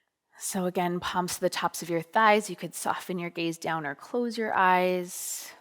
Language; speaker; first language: English; native; English